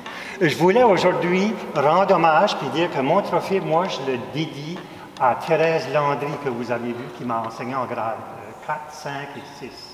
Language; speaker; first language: French; native; French